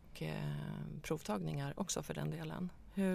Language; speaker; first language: Swedish; native; Swedish